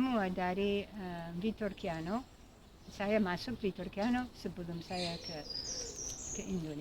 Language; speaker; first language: Indonesian; non-native, fluent; English